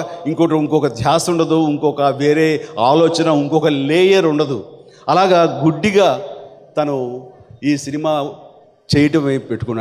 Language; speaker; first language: Telugu; native; Telugu